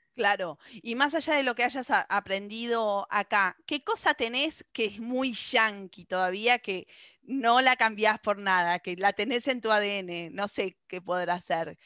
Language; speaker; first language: Spanish; native; Spanish